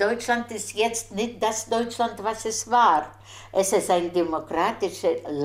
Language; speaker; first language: German; non-native, learner; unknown